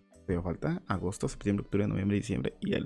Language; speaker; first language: Spanish; native; Spanish